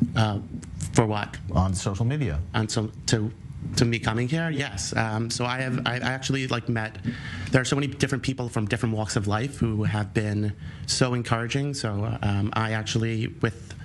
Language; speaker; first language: English; native; English